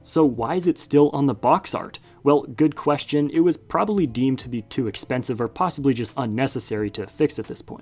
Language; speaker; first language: English; native; English